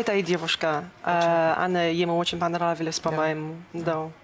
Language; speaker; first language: Russian; non-native, learner; English